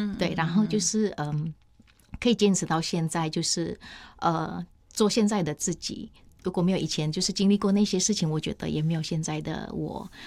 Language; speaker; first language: Chinese; non-native, fluent; Vietnamese